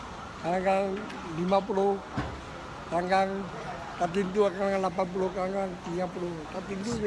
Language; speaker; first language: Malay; non-native, local second language; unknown